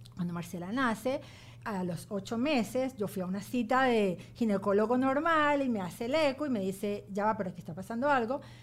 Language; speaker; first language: Spanish; native; Spanish